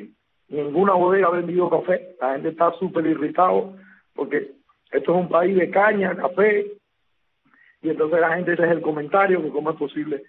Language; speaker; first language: Spanish; native; Spanish